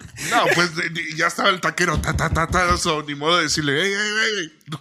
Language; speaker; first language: Spanish; early bilingual, heritage; Spanish